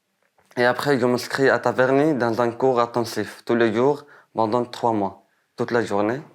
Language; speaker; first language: French; non-native, learner; Arabic